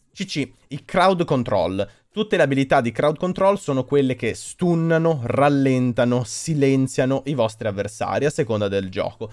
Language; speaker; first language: Italian; native; Italian